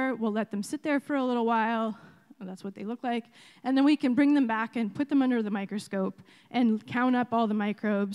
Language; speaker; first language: English; native; English